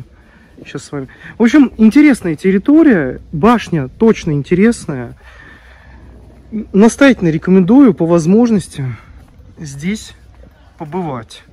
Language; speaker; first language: Russian; native; Russian